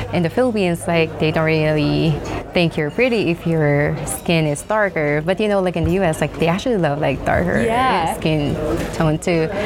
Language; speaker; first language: English; non-native, local second language; Filipino